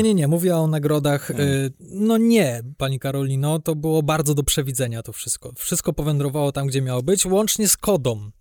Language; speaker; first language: Polish; native; Polish